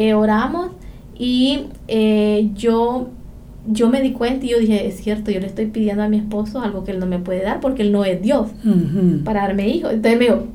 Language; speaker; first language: Spanish; native; Spanish